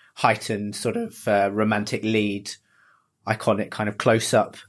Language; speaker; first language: English; early bilingual, other home language; Japanese